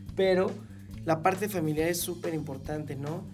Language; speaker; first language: Spanish; native; Spanish